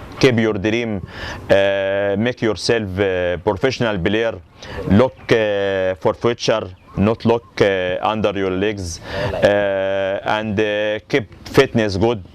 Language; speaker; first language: English; non-native, learner; Arabic